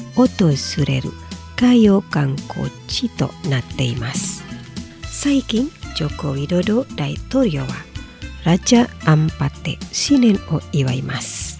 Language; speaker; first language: Japanese; non-native, fluent; Indonesian